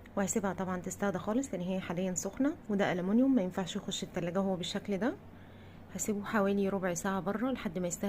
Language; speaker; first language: Arabic; native; Arabic